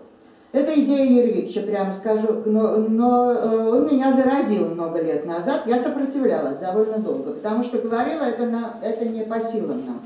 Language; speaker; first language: Russian; native; Russian